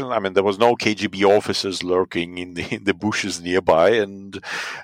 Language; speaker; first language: English; non-native, fluent; Russian